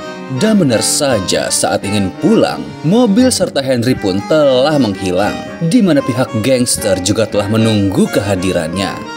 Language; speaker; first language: Indonesian; native; Indonesian